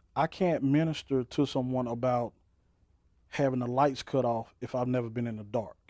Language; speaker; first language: English; native; English